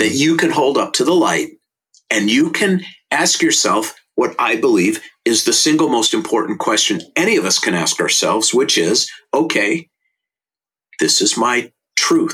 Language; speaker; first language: English; native; English